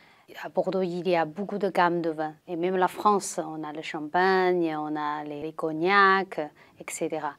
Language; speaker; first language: French; non-native, learner; Chinese